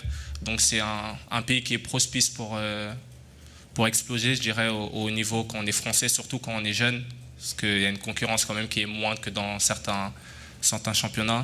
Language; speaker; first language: French; native; French